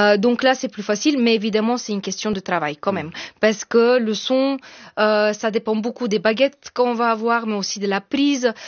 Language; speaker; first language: French; non-native, fluent; Bulgarian